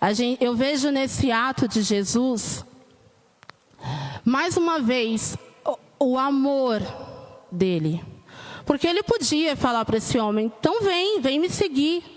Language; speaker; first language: Portuguese; native; Portuguese